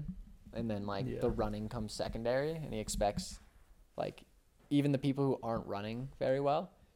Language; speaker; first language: English; early bilingual, other home language; Spanish